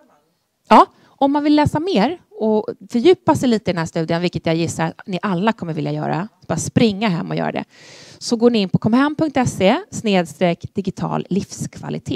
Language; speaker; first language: Swedish; native; Swedish